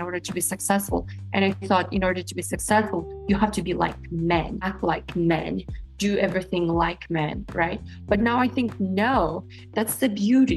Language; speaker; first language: English; non-native, fluent; Kyrgyz